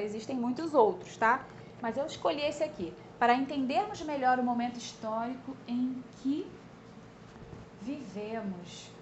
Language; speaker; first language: Portuguese; native; Portuguese